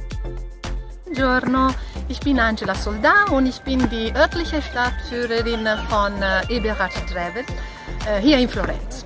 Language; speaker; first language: German; non-native, fluent; Italian